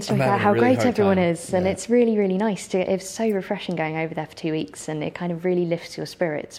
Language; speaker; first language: English; native; English